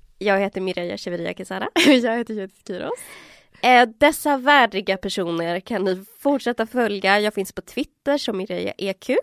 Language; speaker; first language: Swedish; early bilingual, other home language; Spanish